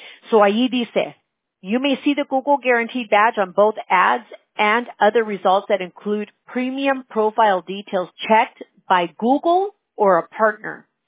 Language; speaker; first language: English; early bilingual, other home language; Spanish